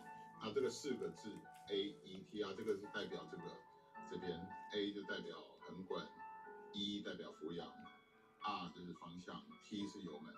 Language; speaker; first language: Chinese; native; Chinese